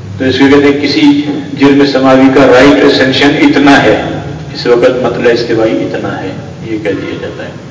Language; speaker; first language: Urdu; non-native, local second language; Pashto